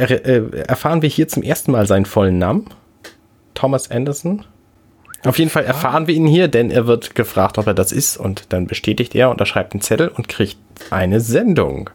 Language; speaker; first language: German; native; German